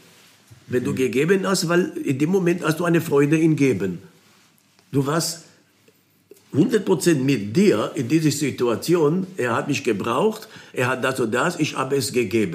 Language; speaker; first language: German; non-native, fluent; Hebrew